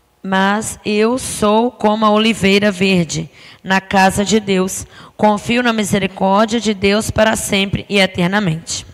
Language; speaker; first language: Portuguese; native; Portuguese